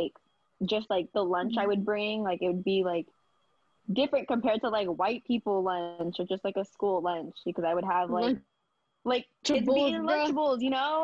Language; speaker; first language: English; early bilingual, other home language; Vietnamese